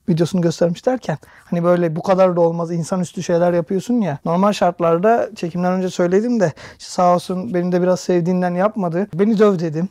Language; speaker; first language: Turkish; native; Turkish